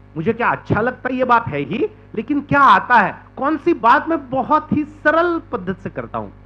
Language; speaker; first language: Hindi; non-native, local second language; Marathi